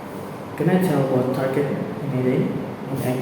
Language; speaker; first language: English; non-native, learner; Indonesian